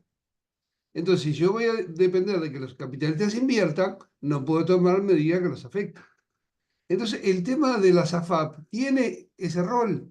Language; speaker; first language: Spanish; native; Spanish